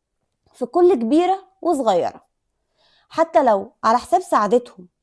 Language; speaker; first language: Arabic; native; Arabic